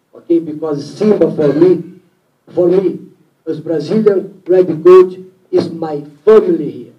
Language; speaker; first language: English; non-native, learner; Portuguese